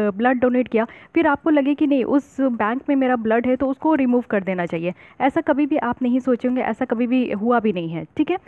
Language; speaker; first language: Hindi; native; Hindi